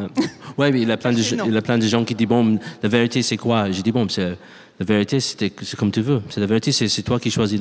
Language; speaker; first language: French; non-native, learner; English